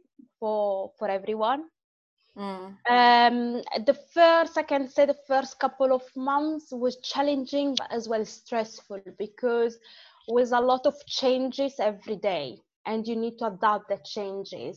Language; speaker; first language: English; non-native, fluent; Italian